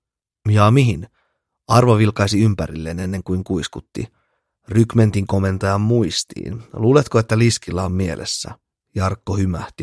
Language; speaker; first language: Finnish; native; Finnish